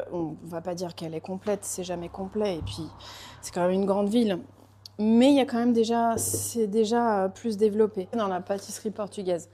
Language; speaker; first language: French; native; French